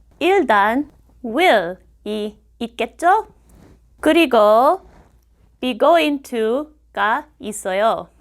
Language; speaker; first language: Korean; non-native, fluent; English